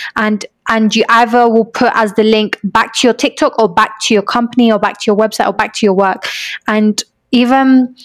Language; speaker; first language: English; native; English